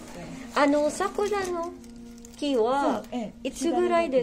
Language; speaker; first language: Japanese; non-native, learner; Hiligaynon